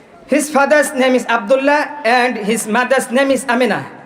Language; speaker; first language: English; non-native, local second language; Bangla